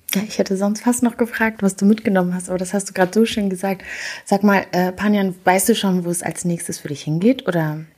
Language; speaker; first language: German; early bilingual, other home language; Kinyarwanda